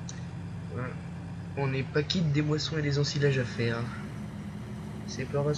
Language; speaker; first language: French; native; French